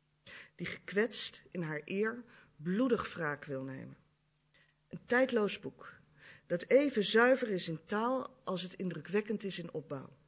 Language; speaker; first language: Dutch; native; Dutch